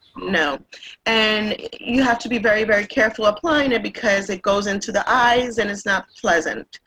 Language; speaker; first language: English; non-native, fluent; Spanish